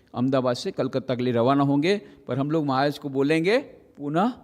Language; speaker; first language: Hindi; non-native, local second language; Gujarati